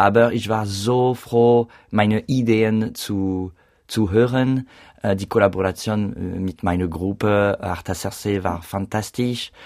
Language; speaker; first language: German; non-native, learner; French